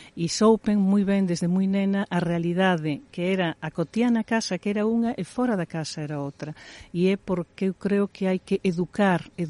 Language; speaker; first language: Galician; native; Galician